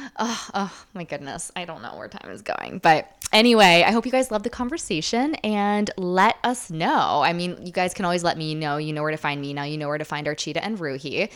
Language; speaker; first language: English; native; English